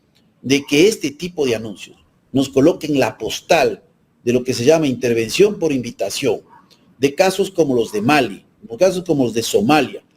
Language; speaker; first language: Spanish; native; Spanish